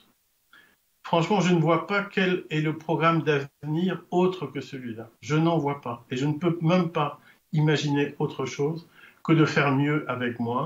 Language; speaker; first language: French; native; French